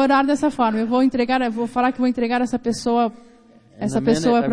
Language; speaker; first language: Portuguese; native; Portuguese